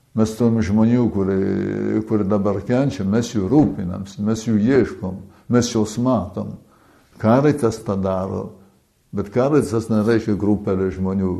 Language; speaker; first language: Lithuanian; early bilingual, heritage; Lithuanian